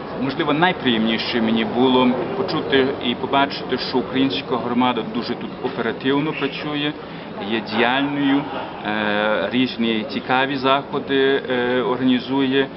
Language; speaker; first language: Ukrainian; early bilingual, heritage; Ukrainian